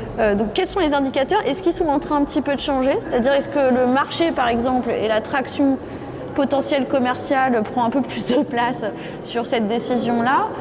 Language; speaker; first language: French; native; French